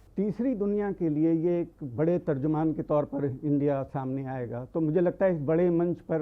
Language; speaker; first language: Urdu; native; Urdu